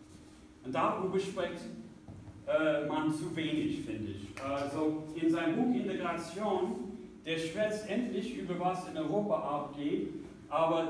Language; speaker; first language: German; non-native, fluent; English